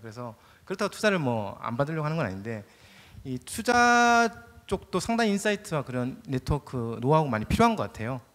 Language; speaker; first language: Korean; native; Korean